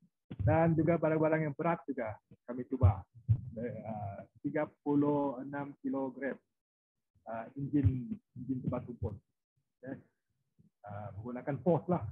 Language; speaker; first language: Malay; non-native, local second language; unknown